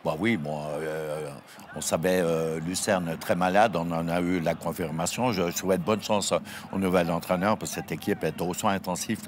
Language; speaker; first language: French; native; French